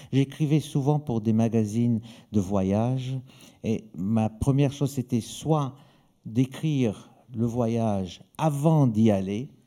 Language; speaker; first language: French; native; French